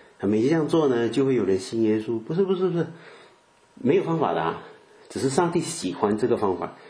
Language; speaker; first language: Chinese; native; Chinese